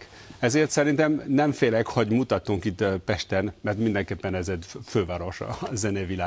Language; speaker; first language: Hungarian; non-native, fluent; French